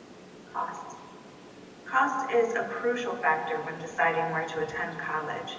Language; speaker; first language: English; native; English